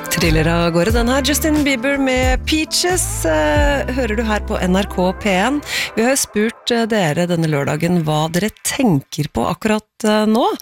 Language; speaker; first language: Norwegian; native; Norwegian